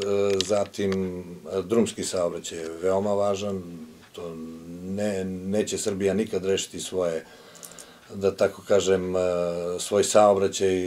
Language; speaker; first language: Croatian; native; Croatian